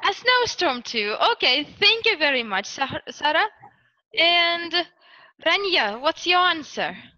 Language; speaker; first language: English; non-native, fluent; Russian